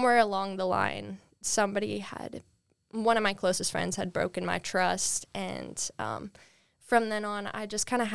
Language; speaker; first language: English; native; English